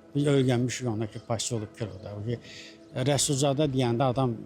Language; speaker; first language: Azerbaijani; native; Azerbaijani